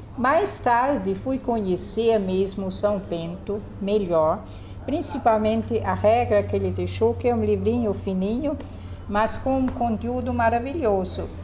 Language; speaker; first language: Portuguese; non-native, fluent; German